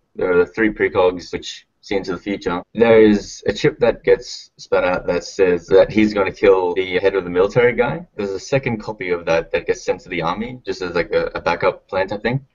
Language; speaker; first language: English; native; English